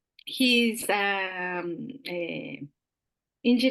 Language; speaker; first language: English; non-native, learner; Spanish